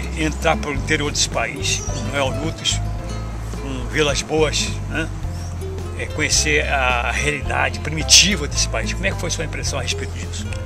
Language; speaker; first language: Portuguese; native; Portuguese